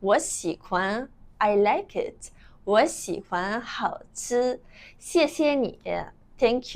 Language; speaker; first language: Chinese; non-native, fluent; Italian